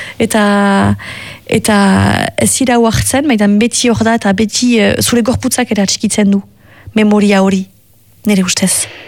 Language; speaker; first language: Basque; native; Basque